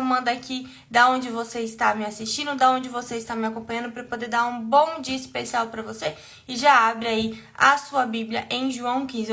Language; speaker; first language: Portuguese; native; Portuguese